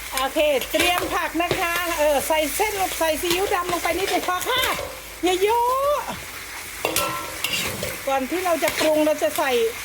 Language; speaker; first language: Thai; native; Thai